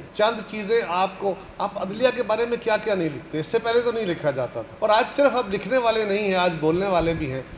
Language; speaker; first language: Urdu; non-native, local second language; Punjabi